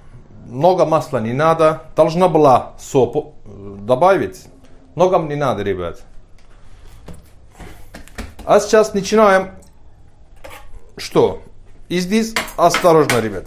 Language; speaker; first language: Russian; non-native, learner; Turkish